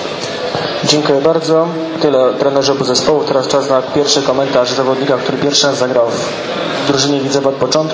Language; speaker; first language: Polish; native; Polish